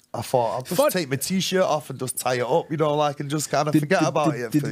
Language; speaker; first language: English; native; English